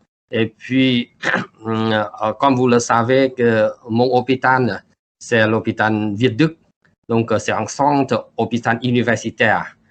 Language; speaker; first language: French; non-native, learner; Vietnamese